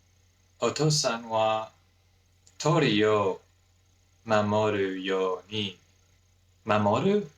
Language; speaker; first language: Japanese; non-native, learner; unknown